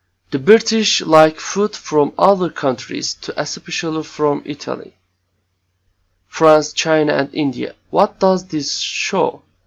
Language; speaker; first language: English; non-native, fluent; Turkish